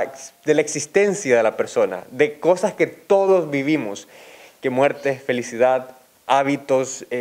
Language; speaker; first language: Spanish; native; Spanish